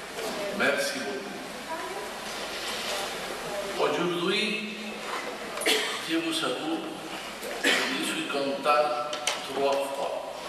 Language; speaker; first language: French; non-native, fluent; Spanish